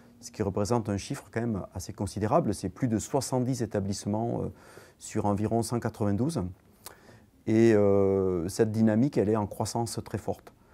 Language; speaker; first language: French; native; French